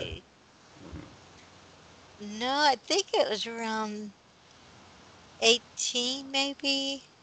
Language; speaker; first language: English; native; English